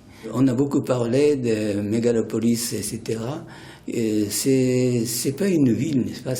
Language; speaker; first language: French; non-native, fluent; Japanese